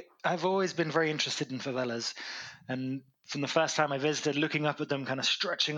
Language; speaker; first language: English; native; English